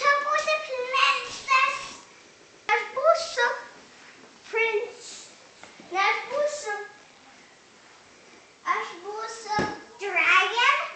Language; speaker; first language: Lithuanian; early bilingual, heritage; Lithuanian